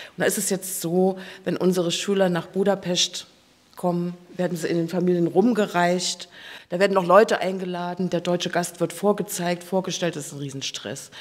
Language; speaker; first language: German; native; German